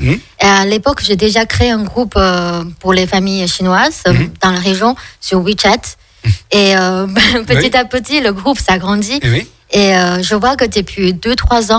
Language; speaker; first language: French; non-native, fluent; Chinese